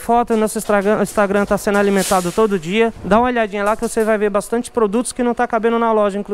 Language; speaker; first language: Portuguese; native; Portuguese